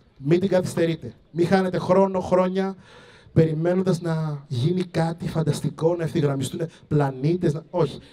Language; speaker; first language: Greek; early bilingual, other home language; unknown